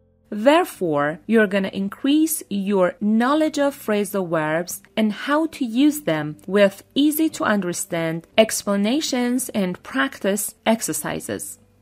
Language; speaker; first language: English; non-native, fluent; Persian